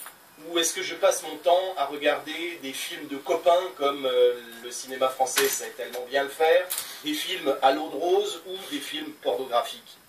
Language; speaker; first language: French; native; French